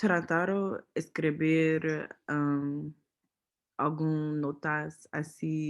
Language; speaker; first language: Spanish; non-native, learner; English